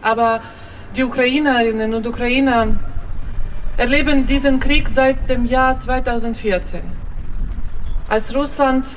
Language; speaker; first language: German; non-native, fluent; Ukrainian